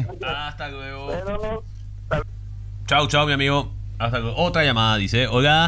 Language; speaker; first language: Spanish; native; Spanish